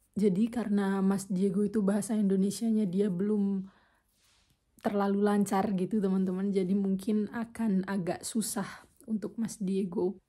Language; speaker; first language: Indonesian; native; Indonesian